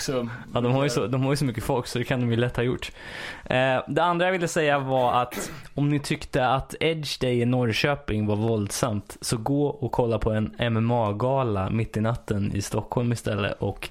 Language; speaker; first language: Swedish; native; Swedish